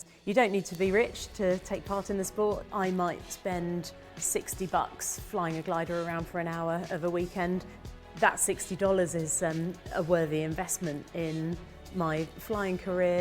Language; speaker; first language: English; native; English